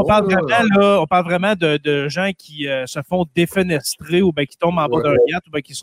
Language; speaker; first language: French; native; French